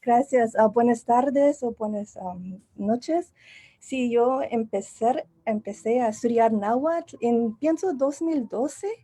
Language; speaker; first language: Spanish; non-native, learner; English